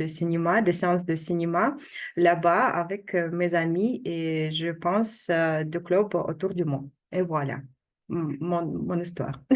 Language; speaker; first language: French; non-native, fluent; Russian